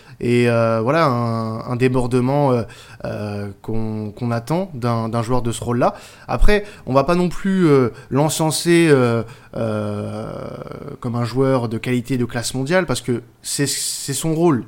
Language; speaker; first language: French; native; French